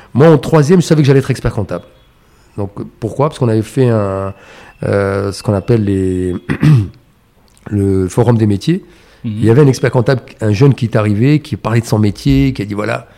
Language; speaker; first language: French; non-native, local second language; Arabic